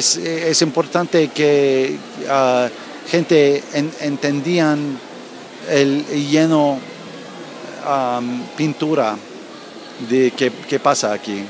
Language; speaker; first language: Spanish; non-native, learner; English